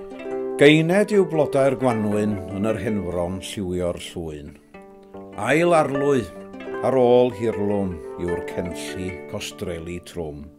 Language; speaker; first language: Welsh; native; Welsh